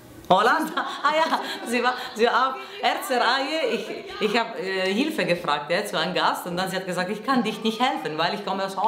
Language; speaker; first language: German; non-native, learner; Italian